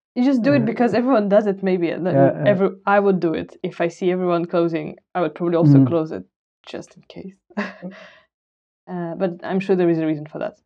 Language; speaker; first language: English; non-native, fluent; Russian